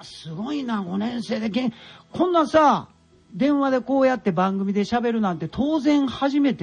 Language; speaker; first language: Japanese; native; Japanese